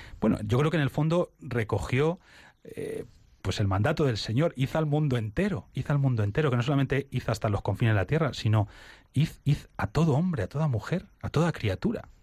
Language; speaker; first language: Spanish; native; Spanish